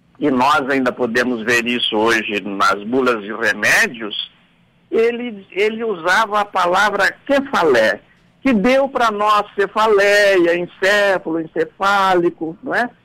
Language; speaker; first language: Portuguese; native; Portuguese